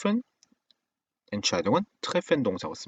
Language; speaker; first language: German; non-native, fluent; Korean